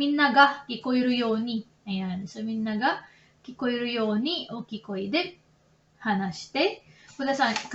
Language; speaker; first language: Japanese; non-native, learner; Filipino